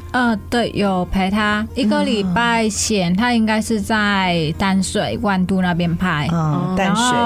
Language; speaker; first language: Chinese; non-native, fluent; Vietnamese